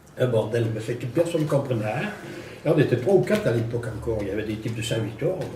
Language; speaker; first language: French; native; French